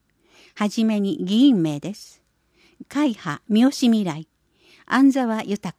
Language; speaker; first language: Japanese; native; Japanese